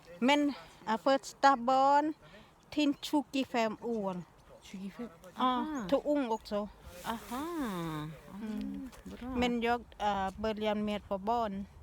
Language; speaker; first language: Swedish; non-native, learner; Thai